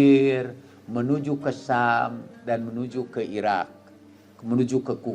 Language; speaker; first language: Indonesian; native; Indonesian